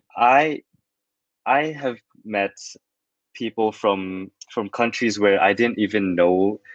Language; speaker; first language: English; non-native, fluent; Thai